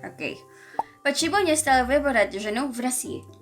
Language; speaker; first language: Russian; non-native, learner; Filipino